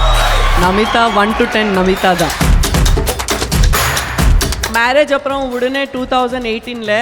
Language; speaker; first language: Tamil; non-native, local second language; Gujarati